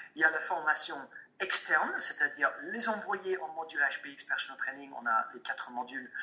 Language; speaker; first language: French; non-native, fluent; English